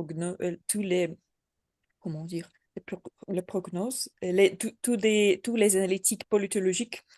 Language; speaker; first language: French; non-native, learner; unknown